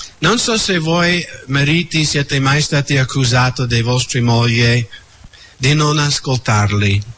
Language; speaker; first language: Italian; non-native, fluent; English